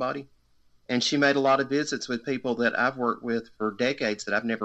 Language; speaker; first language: English; native; English